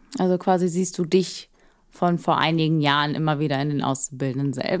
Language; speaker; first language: German; native; German